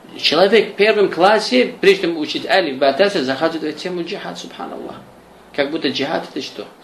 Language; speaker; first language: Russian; non-native, local second language; Azerbaijani